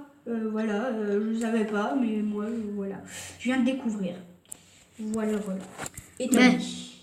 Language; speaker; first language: French; native; French